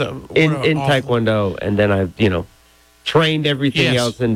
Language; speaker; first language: English; non-native, fluent; French